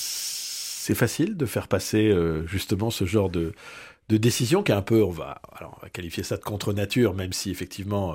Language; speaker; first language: French; native; French